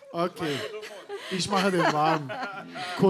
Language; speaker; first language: German; non-native, learner; Turkish